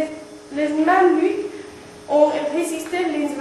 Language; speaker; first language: French; non-native, learner; English